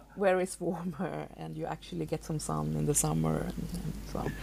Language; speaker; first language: English; non-native, fluent; Swedish